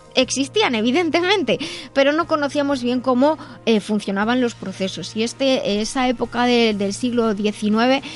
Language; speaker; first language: Spanish; native; Spanish